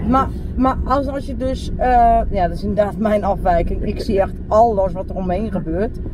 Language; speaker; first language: Dutch; native; Dutch